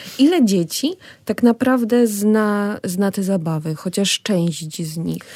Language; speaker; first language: Polish; native; Polish